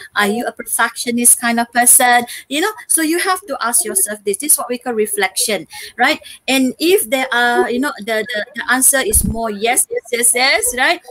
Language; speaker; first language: English; non-native, local second language; Malay